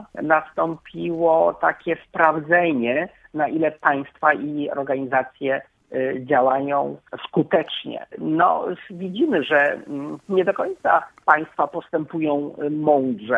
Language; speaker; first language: Polish; native; Polish